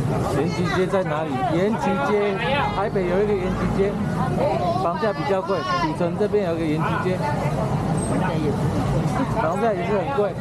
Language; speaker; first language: Chinese; native; Chinese